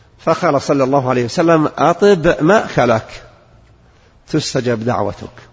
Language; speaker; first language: Arabic; native; Arabic